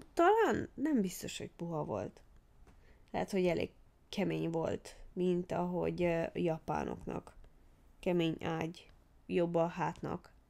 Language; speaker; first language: Hungarian; early bilingual, heritage; Hungarian